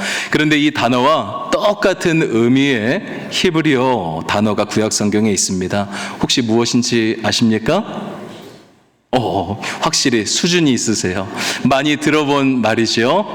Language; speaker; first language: Korean; native; Korean